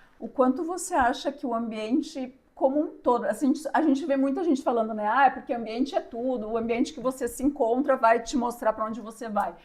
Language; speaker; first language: Portuguese; native; Portuguese